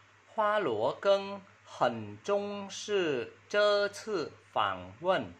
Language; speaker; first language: Chinese; non-native, fluent; Vietnamese